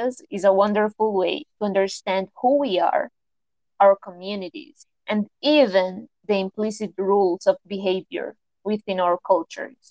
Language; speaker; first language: English; non-native, fluent; Spanish